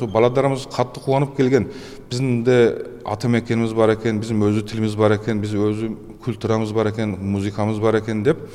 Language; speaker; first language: Kazakh; early bilingual, heritage; Kazakh